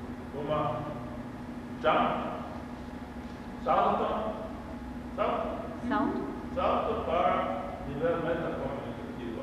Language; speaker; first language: Portuguese; non-native, learner; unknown